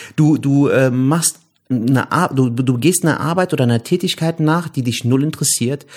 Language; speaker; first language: German; native; German